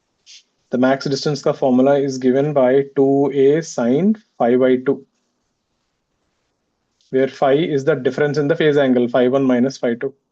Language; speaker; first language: English; non-native, local second language; Hindi